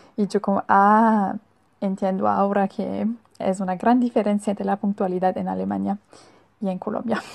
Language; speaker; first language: Spanish; non-native, fluent; German